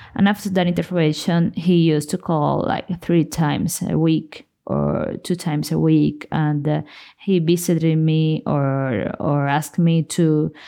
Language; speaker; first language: English; non-native, fluent; Spanish